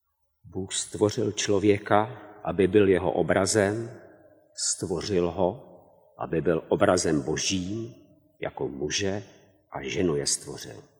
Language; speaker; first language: Czech; native; Czech